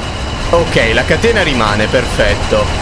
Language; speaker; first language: Italian; native; Italian